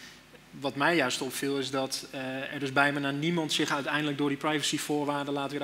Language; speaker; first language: Dutch; native; Dutch